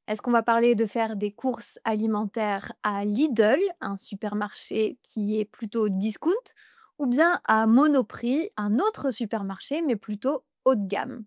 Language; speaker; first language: French; native; French